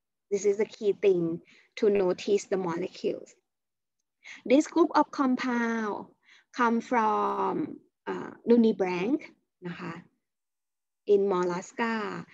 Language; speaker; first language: English; non-native, fluent; Thai